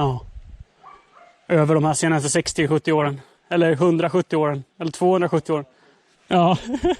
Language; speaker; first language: Swedish; native; Swedish